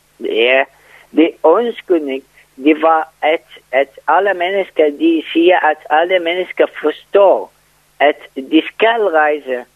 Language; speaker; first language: Danish; non-native, learner; Arabic